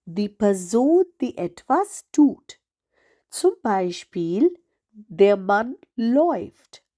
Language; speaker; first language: German; non-native, fluent; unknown